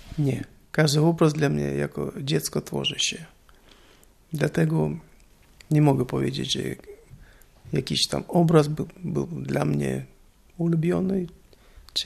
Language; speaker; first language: Polish; non-native, learner; Russian